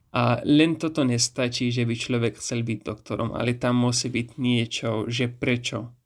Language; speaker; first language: Slovak; non-native, fluent; Pashto